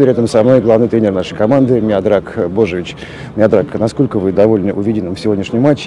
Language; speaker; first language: Russian; native; Russian